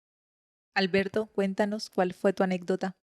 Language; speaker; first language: Spanish; native; Spanish